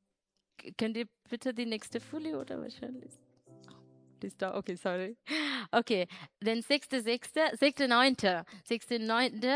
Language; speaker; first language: German; non-native, learner; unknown